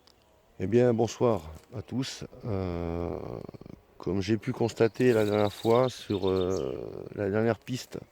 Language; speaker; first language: French; native; French